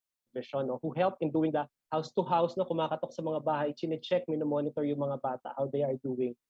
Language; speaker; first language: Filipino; native; Filipino